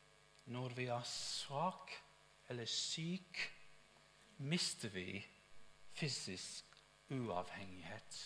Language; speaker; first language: Norwegian; non-native, fluent; English